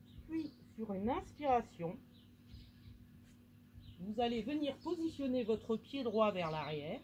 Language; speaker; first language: French; native; French